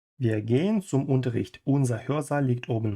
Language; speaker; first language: German; non-native, fluent; Ukrainian